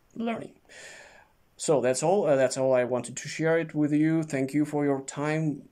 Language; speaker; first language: English; non-native, fluent; Russian